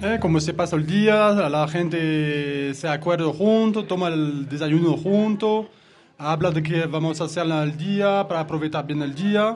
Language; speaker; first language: Spanish; non-native, learner; French